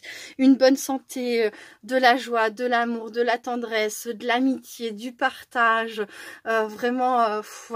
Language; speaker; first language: French; native; French